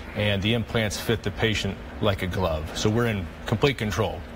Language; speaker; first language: English; native; English